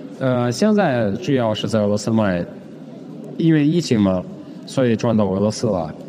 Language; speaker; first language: Chinese; non-native, fluent; Russian